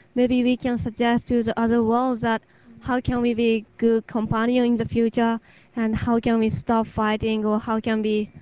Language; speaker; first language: English; non-native, fluent; Japanese